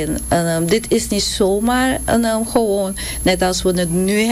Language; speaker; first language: Dutch; non-native, local second language; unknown